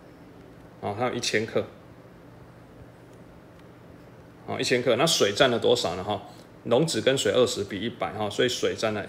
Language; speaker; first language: Chinese; native; Chinese